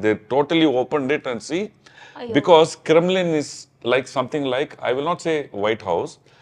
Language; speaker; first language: English; non-native, local second language; Malayalam